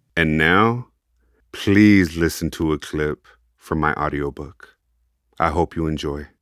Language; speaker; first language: English; native; English